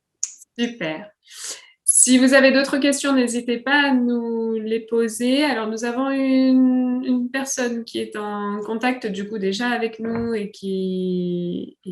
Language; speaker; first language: French; native; French